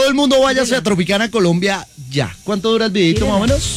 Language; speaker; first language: Spanish; native; Spanish